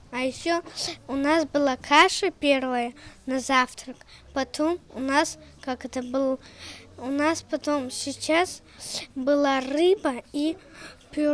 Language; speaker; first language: Russian; non-native, local second language; Ingush